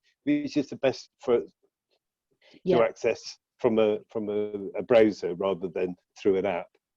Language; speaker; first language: English; native; English